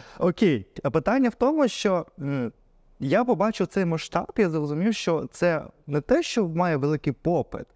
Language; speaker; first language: Ukrainian; non-native, local second language; Russian